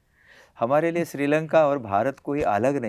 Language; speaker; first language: Hindi; native; Hindi